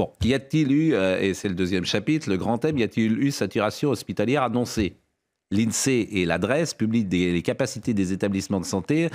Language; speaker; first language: French; native; French